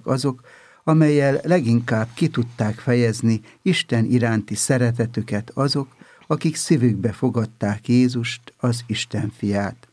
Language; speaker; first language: Hungarian; native; Hungarian